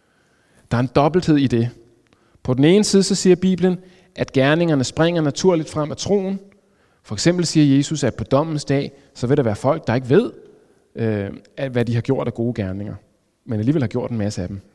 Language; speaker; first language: Danish; native; Danish